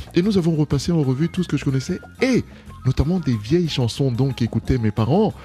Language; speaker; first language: French; non-native, local second language; Duala